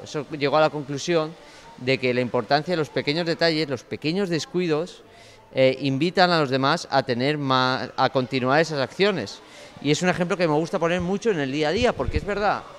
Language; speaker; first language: Spanish; native; Spanish